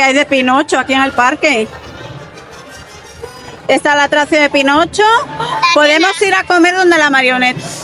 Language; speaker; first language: Spanish; native; Spanish